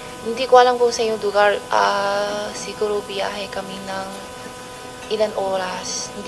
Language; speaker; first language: Filipino; non-native, learner; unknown